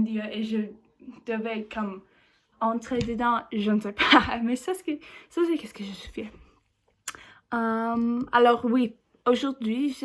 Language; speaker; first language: French; non-native, learner; English